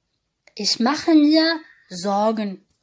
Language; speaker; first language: German; non-native, fluent; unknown